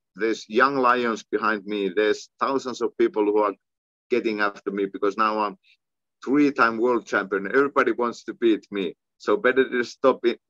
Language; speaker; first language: English; non-native, fluent; Finnish